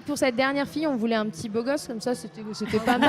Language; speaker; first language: French; native; French